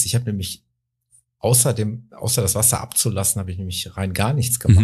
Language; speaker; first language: German; native; German